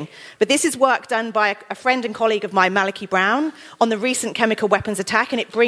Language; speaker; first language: English; native; English